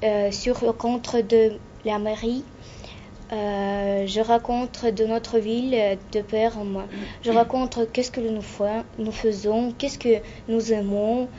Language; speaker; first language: French; non-native, learner; Russian